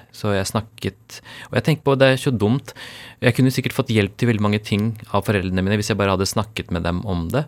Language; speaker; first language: Norwegian; early bilingual, other home language; Urdu